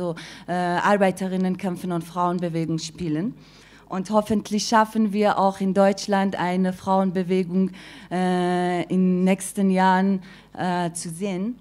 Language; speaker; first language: German; non-native, fluent; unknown